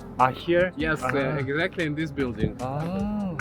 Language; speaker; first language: English; non-native, fluent; Russian